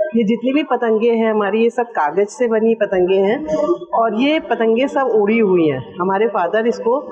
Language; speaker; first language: Hindi; native; Hindi